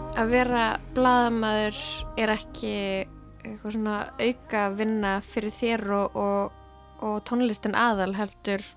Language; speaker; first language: Icelandic; non-native, fluent; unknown